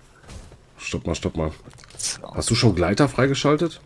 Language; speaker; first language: German; native; German